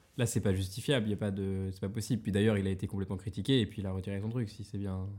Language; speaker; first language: French; native; French